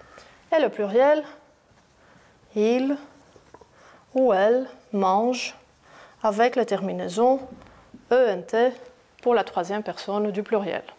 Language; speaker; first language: French; non-native, fluent; Greek